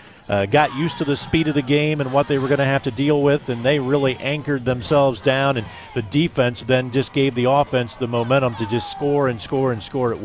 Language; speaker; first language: English; native; English